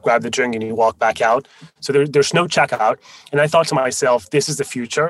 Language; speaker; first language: English; non-native, fluent; Spanish